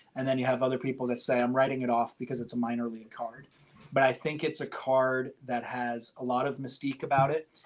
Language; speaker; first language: English; native; English